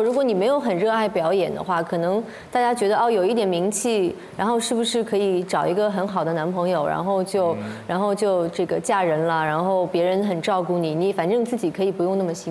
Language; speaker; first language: Chinese; native; Chinese